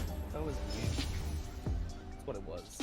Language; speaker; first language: English; native; English